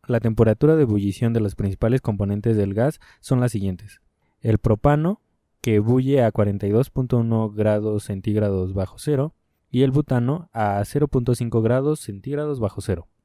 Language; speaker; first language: Spanish; native; Spanish